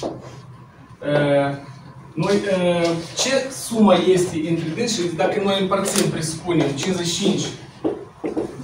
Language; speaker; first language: Romanian; non-native, local second language; Russian